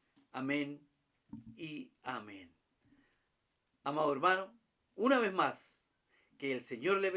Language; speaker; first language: Spanish; native; Spanish